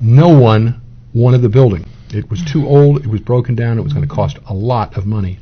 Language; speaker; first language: English; native; English